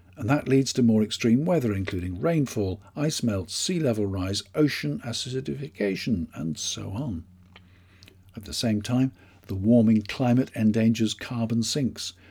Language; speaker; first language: English; native; English